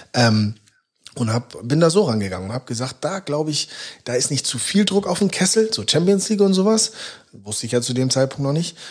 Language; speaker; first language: German; native; German